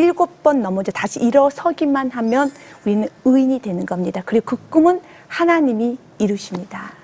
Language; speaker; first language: Korean; native; Korean